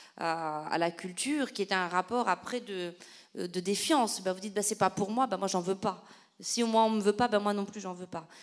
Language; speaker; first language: French; native; French